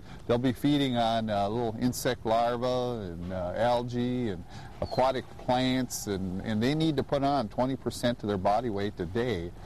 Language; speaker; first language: English; native; English